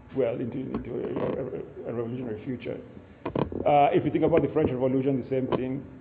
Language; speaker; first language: English; non-native, local second language; Kikuyu